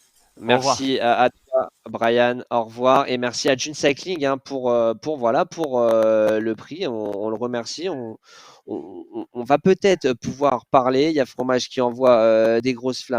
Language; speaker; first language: French; native; French